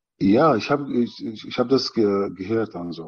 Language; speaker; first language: German; non-native, learner; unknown